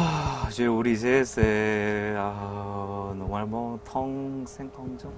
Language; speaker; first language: French; non-native, learner; Korean